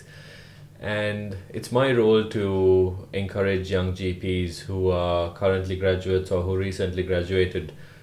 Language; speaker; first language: English; non-native, local second language; Sinhala